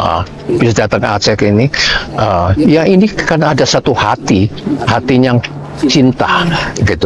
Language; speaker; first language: Indonesian; non-native, learner; Cantonese